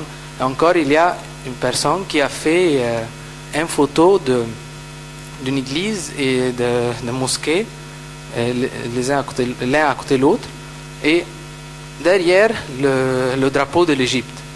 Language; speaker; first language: French; non-native, fluent; Arabic